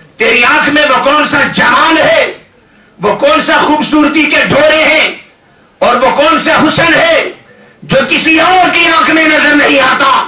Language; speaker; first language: Urdu; native; Urdu